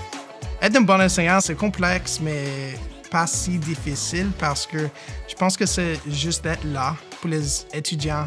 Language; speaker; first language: French; non-native, fluent; English